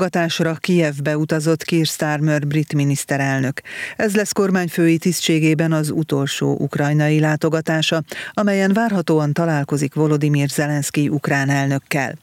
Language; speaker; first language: Hungarian; native; Hungarian